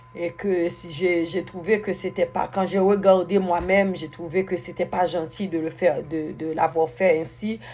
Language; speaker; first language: French; non-native, local second language; Haitian Creole